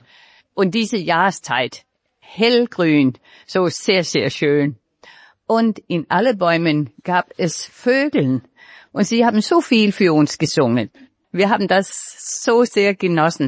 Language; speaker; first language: German; non-native, fluent; Danish